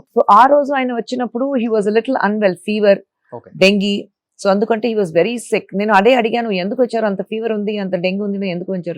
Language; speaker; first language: Telugu; non-native, fluent; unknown